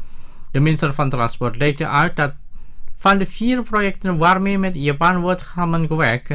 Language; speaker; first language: Dutch; non-native, fluent; Indonesian